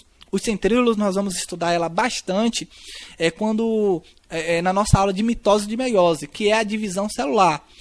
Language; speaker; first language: Portuguese; native; Portuguese